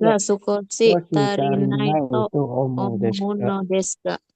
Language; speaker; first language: Japanese; non-native, learner; Indonesian